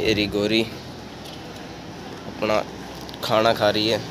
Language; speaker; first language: Hindi; non-native, local second language; Rajasthani